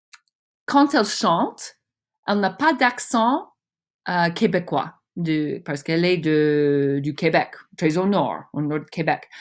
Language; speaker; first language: French; non-native, fluent; English